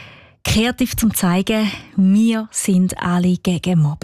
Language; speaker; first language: German; native; German